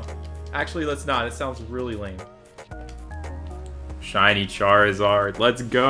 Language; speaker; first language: English; native; English